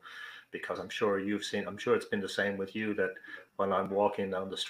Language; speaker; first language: English; native; English